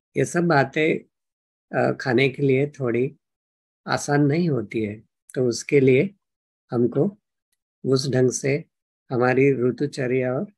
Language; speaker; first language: Hindi; non-native, local second language; Marathi